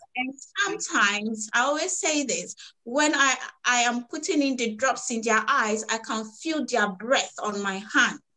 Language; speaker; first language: English; native; English